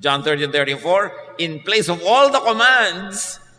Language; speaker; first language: English; non-native, local second language; Filipino